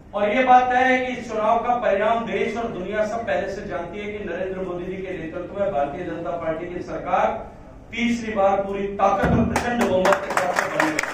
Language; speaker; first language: Hindi; native; Hindi